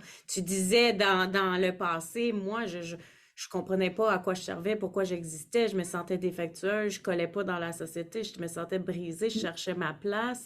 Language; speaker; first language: French; native; French